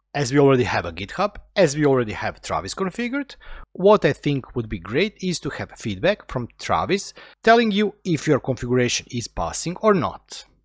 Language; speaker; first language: English; non-native, fluent; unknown